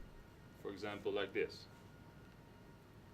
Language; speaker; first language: English; non-native, fluent; Dutch